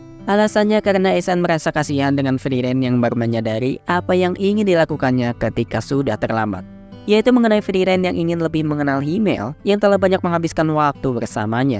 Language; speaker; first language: Indonesian; native; Indonesian